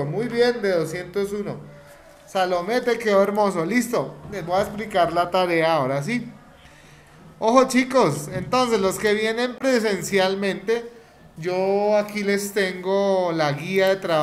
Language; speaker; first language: Spanish; native; Spanish